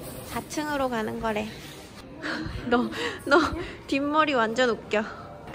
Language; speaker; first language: Korean; native; Korean